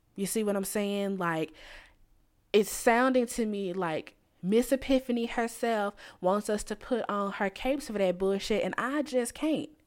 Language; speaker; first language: English; native; English